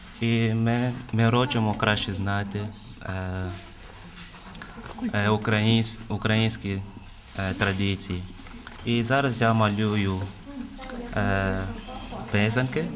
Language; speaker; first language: Ukrainian; non-native, learner; Portuguese